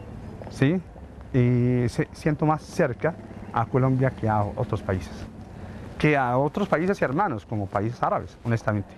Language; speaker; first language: Spanish; non-native, fluent; Arabic